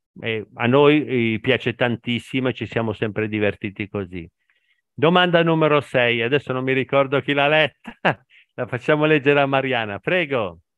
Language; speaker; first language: Italian; native; Italian